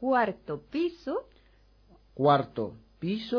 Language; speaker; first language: Spanish; non-native, fluent; Arabic